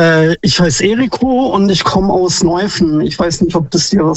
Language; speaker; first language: German; native; German